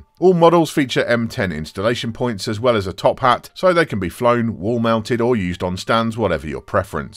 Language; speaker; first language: English; native; English